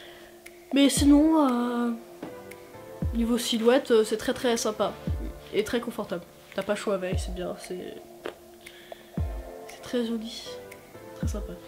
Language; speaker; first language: French; native; French